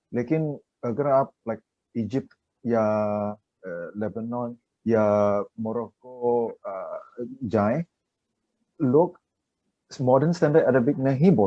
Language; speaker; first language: Hindi; non-native, learner; Chinese